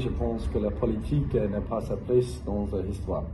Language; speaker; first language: French; non-native, learner; English